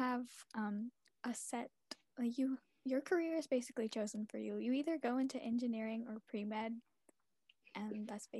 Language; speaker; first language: English; early bilingual, other home language; Tamil